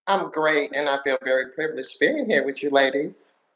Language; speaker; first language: English; native; English